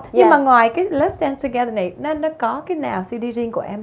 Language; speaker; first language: Vietnamese; native; Vietnamese